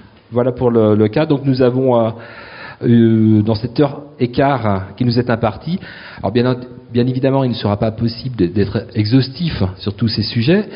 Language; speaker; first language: French; native; French